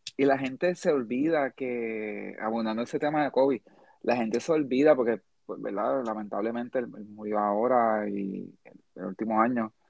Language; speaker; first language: Spanish; native; Spanish